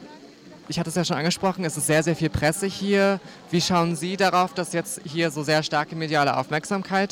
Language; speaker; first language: German; native; German